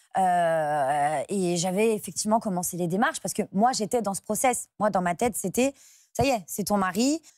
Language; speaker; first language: French; native; French